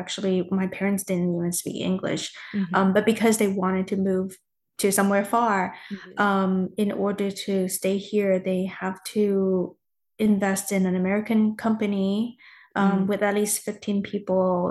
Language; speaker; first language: English; non-native, fluent; Chinese